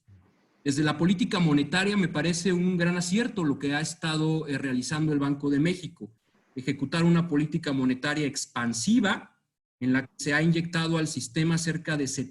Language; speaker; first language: Spanish; native; Spanish